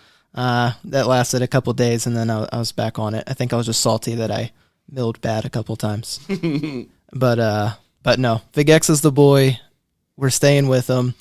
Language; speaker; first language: English; native; English